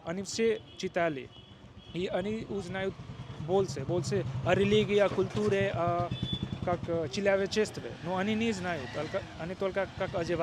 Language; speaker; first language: Russian; non-native, learner; Hindi